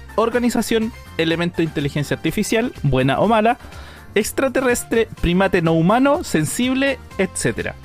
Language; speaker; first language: Spanish; native; Spanish